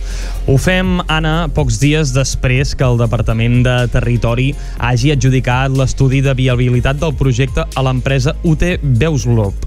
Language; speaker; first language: Catalan; native; Catalan